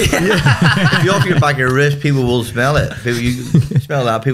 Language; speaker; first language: English; native; English